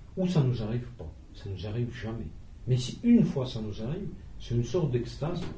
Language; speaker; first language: French; non-native, fluent; Russian